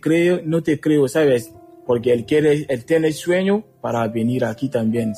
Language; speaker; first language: Spanish; non-native, learner; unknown